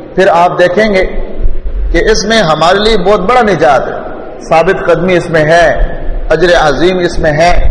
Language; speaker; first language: Urdu; non-native, local second language; Pashto